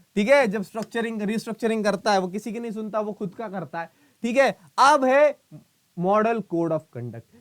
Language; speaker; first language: Hindi; non-native, local second language; Marathi